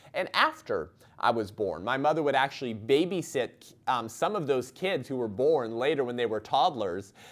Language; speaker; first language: English; native; English